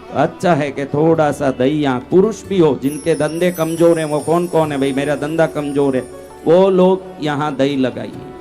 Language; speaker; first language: Hindi; non-native, local second language; Marwari